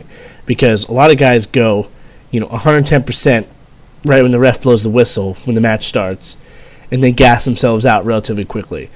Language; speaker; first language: English; native; English